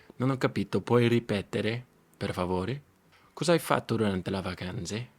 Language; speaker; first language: Italian; non-native, learner; English